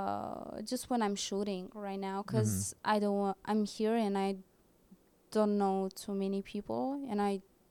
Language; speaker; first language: English; non-native, fluent; Romanian